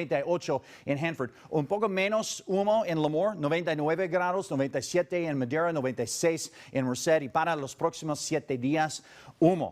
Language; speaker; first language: Spanish; non-native, learner; English